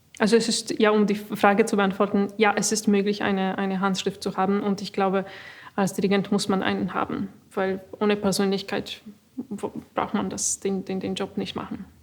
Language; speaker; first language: German; non-native, fluent; Polish